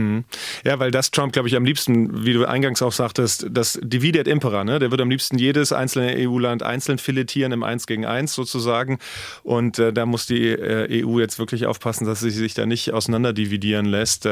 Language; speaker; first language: German; native; German